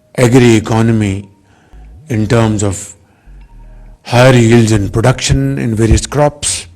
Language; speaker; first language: English; non-native, local second language; Urdu